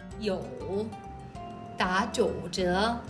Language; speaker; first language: Chinese; non-native, learner; Korean